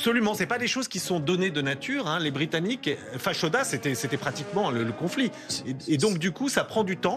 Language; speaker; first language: French; native; French